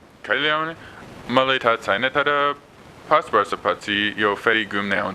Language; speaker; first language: Nepali; non-native, learner; English